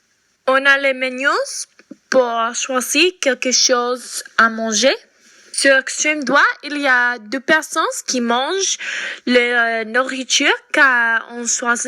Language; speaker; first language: French; non-native, learner; English